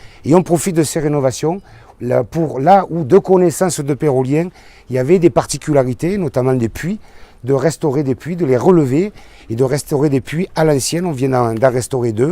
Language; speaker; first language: French; native; French